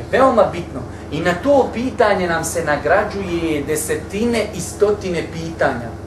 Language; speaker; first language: Bosnian; native; Bosnian